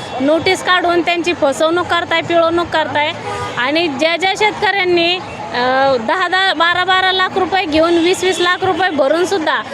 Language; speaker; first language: Marathi; native; Marathi